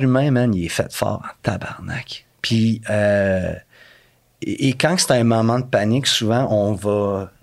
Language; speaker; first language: French; native; French